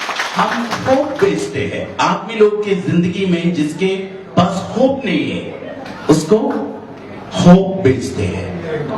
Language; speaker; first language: Hindi; non-native, learner; Nepali